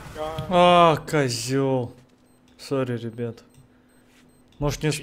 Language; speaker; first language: Russian; native; Russian